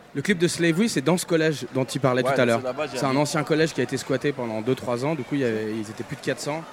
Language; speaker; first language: French; non-native, fluent; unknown